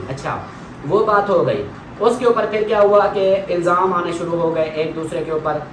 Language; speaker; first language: Urdu; non-native, local second language; Saraiki